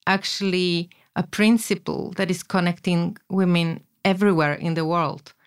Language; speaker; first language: English; non-native, fluent; Slovak